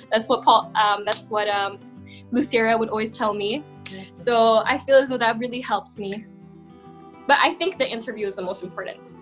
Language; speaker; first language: English; early bilingual, heritage; English